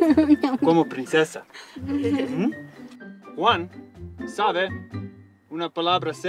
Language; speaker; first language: Spanish; non-native, learner; Serbian